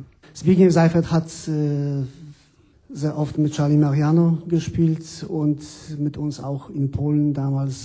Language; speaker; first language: German; non-native, fluent; Polish